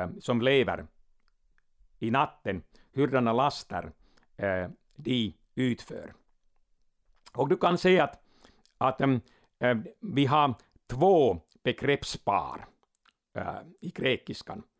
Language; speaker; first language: Swedish; non-native, local second language; Finnish